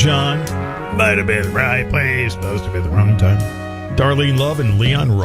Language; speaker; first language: English; native; English